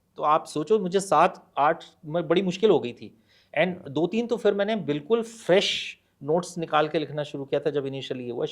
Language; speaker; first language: Hindi; native; Hindi